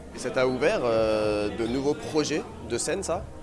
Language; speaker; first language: French; native; French